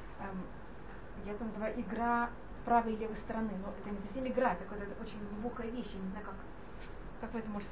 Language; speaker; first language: Russian; non-native, fluent; Hebrew